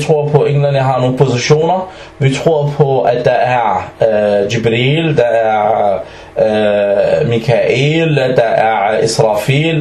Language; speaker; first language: Danish; early bilingual, other home language; Arabic